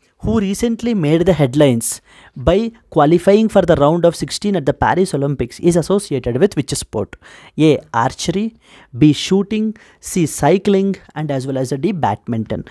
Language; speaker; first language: English; non-native, local second language; Telugu